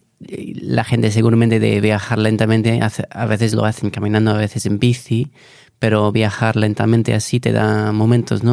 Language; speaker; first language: Spanish; non-native, fluent; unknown